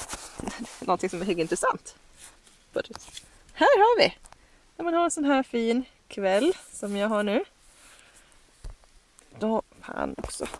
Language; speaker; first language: Swedish; native; Swedish